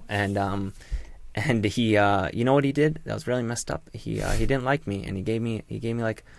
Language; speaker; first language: English; native; English